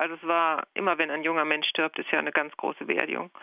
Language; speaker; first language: German; native; German